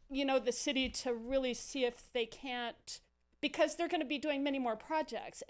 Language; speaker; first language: English; native; English